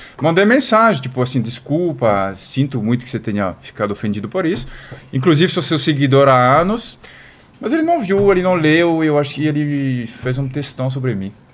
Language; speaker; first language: Portuguese; non-native, fluent; French